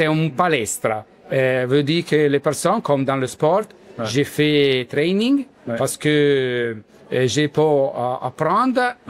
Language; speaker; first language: French; non-native, learner; Italian